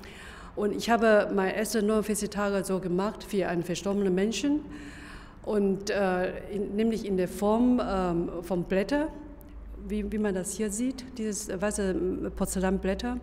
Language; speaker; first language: German; non-native, fluent; Chinese